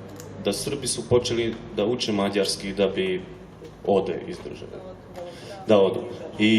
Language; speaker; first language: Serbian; non-native, local second language; Hungarian